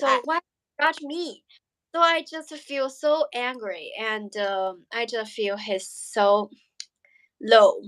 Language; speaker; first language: English; non-native, learner; Chinese